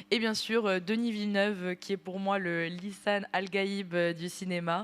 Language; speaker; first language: French; native; French